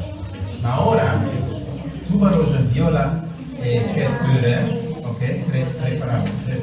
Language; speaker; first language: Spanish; non-native, learner; Italian